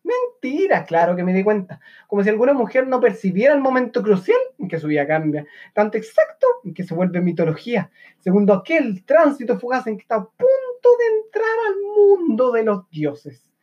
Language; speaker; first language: Spanish; native; Spanish